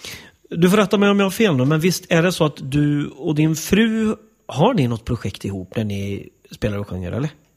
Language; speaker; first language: Swedish; native; Swedish